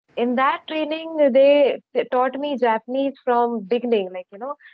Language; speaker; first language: English; non-native, local second language; Marathi